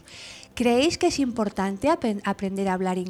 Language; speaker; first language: Spanish; native; Spanish